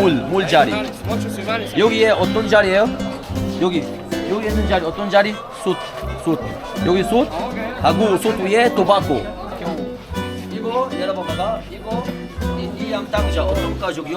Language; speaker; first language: Korean; non-native, learner; Arabic